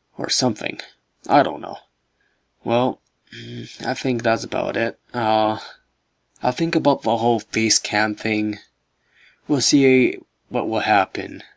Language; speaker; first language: English; native; English